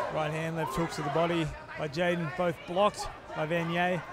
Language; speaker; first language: English; native; English